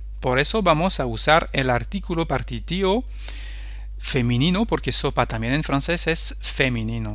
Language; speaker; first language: Spanish; non-native, fluent; French